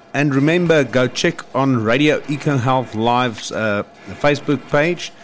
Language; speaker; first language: English; non-native, local second language; Afrikaans